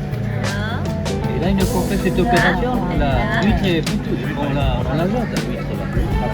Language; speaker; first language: French; native; French